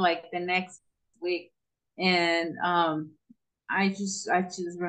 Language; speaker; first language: English; non-native, fluent; Spanish